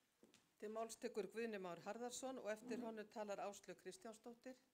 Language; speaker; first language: Icelandic; native; Icelandic